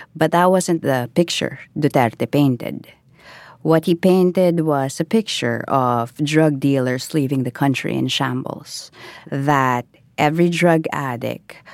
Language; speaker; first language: English; non-native, local second language; Filipino